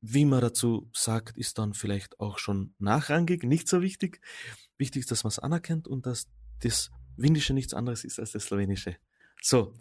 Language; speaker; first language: German; non-native, local second language; Slovenian